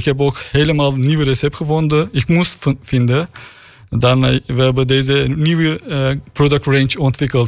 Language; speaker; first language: Dutch; non-native, learner; Turkish